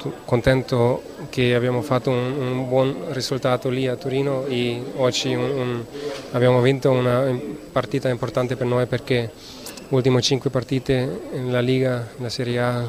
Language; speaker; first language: Italian; non-native, learner; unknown